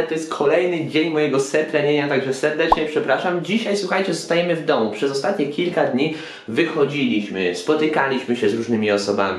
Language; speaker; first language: Polish; native; Polish